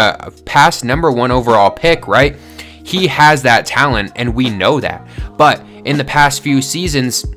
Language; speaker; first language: English; native; English